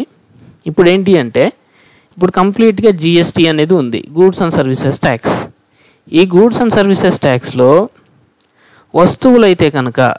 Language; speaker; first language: Telugu; native; Telugu